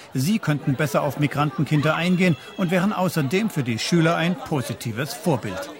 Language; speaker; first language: German; native; German